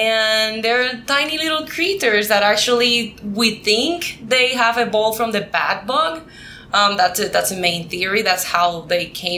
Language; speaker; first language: English; non-native, fluent; Spanish